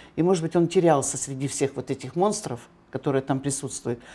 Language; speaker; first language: Russian; native; Russian